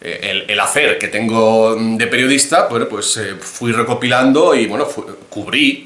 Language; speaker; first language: Spanish; native; Spanish